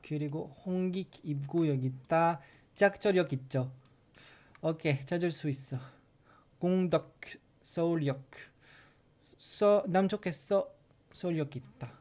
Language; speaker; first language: Korean; non-native, learner; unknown